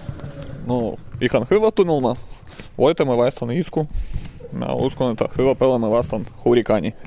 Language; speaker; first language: Finnish; non-native, learner; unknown